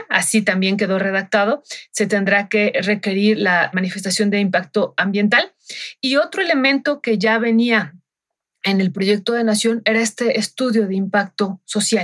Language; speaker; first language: Spanish; native; Spanish